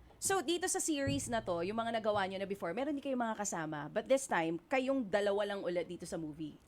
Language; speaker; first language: Filipino; native; Filipino